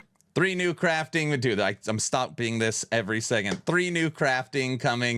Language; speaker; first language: English; native; English